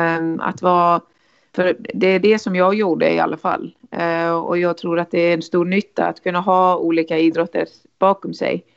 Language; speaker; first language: Swedish; non-native, fluent; Icelandic